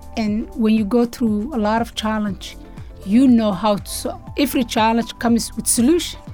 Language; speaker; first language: English; non-native, learner; Somali